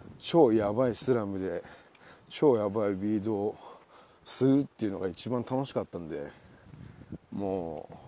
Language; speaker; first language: Japanese; native; Japanese